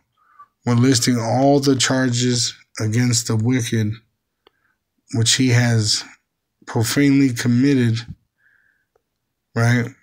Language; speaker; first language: English; native; English